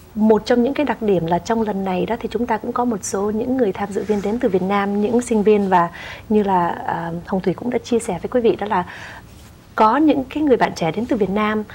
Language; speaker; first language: Vietnamese; native; Vietnamese